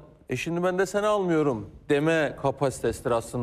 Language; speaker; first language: Turkish; native; Turkish